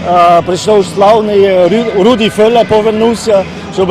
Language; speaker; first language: Ukrainian; early bilingual, heritage; Ukrainian